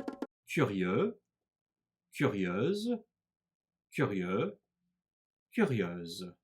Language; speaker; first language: French; non-native, fluent; Turkish